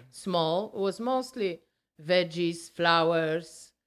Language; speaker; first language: English; non-native, learner; Polish